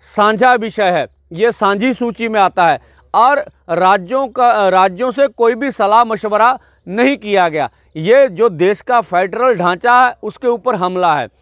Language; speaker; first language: Hindi; non-native, local second language; Punjabi